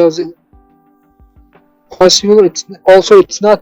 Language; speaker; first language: English; non-native, learner; Tajik